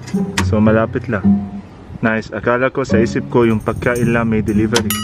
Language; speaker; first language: Filipino; non-native, learner; Arabic